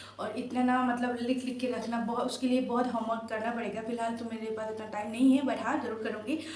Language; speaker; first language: Hindi; non-native, local second language; Assamese